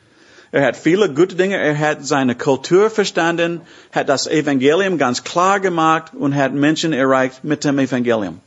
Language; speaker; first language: German; non-native, fluent; English